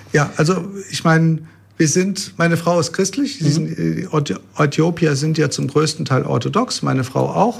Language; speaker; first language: German; native; German